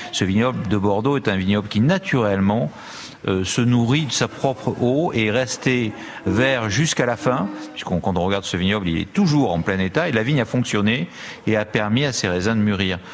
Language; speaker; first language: French; native; French